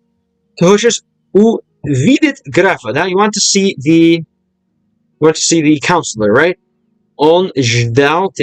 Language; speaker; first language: Russian; non-native, learner; English